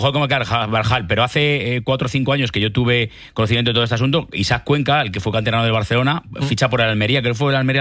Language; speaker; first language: Spanish; native; Spanish